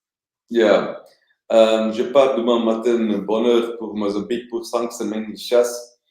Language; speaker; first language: French; non-native, learner; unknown